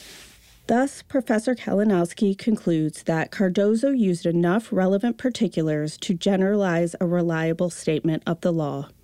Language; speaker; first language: English; native; English